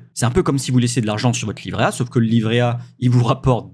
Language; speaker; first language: French; native; French